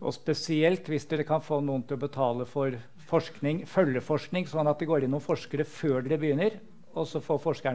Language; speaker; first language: Norwegian; native; Norwegian